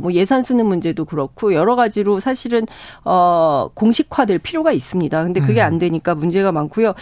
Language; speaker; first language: Korean; native; Korean